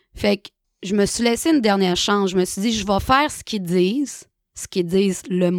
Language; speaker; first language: French; native; French